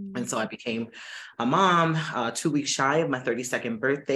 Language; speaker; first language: English; native; English